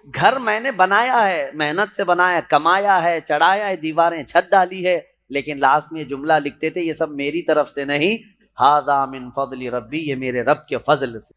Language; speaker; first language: Urdu; native; Urdu